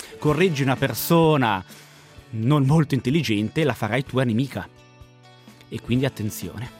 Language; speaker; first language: Italian; native; Italian